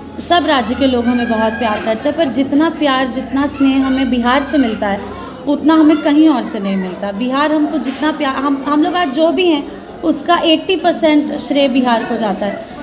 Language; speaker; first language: Hindi; native; Hindi